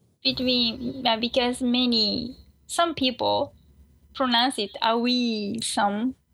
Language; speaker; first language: English; non-native, learner; Japanese